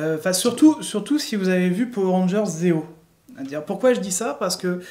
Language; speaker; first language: French; native; French